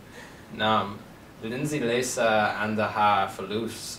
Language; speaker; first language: Arabic; non-native, learner; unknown